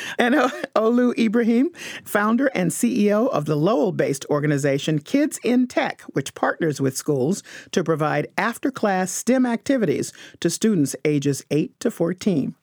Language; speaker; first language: English; native; English